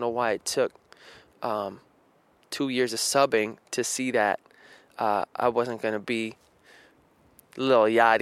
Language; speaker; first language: English; native; English